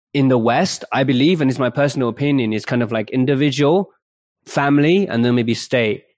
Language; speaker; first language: English; early bilingual, other home language; Chinese